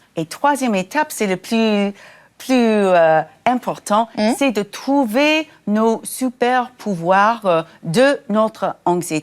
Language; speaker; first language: French; non-native, fluent; English